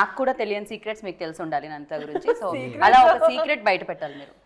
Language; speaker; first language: Telugu; native; Telugu